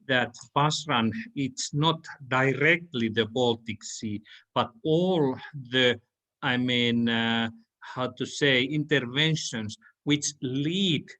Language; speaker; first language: English; non-native, fluent; Finnish